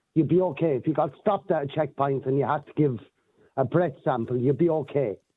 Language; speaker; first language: English; native; English